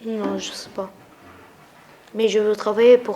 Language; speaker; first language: French; non-native, learner; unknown